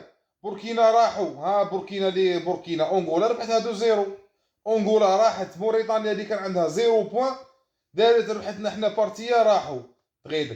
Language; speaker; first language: Arabic; native; Arabic